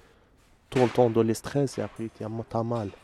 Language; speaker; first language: French; non-native, learner; Arabic